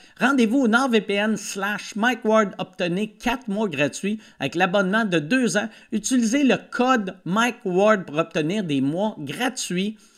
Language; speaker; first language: French; native; French